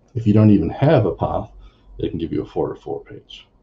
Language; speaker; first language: English; native; English